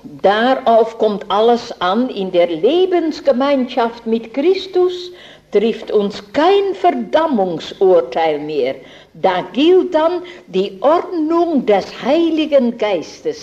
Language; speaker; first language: German; non-native, fluent; Dutch